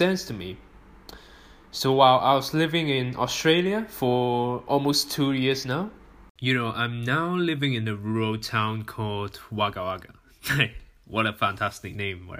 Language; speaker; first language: English; non-native, local second language; Cantonese